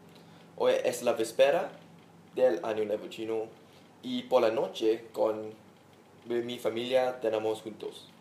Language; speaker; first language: Spanish; non-native, learner; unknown